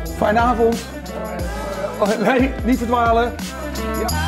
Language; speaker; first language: Dutch; native; Dutch